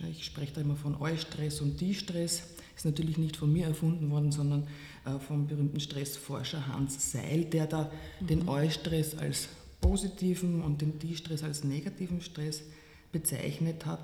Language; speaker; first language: German; native; German